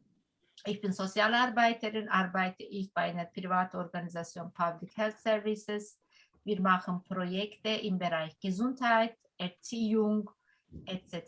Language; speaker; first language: German; non-native, fluent; Turkish